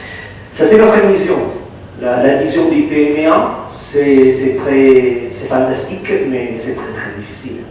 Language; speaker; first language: French; non-native, fluent; Catalan